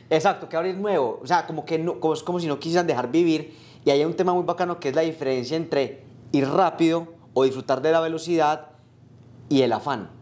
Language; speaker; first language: Spanish; native; Spanish